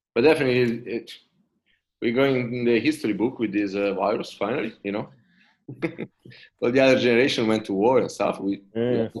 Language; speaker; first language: English; non-native, fluent; Italian